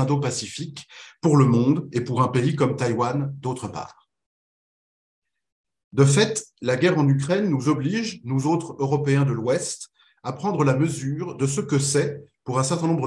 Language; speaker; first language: French; native; French